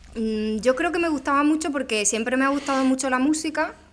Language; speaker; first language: Spanish; native; Spanish